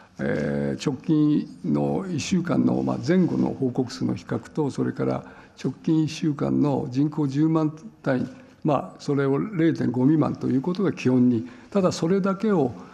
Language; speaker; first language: Japanese; native; Japanese